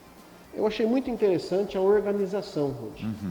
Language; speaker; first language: Portuguese; native; Portuguese